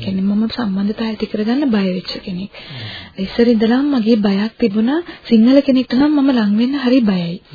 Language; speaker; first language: Sinhala; non-native, local second language; Tamil